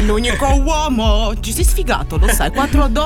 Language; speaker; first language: Italian; native; Italian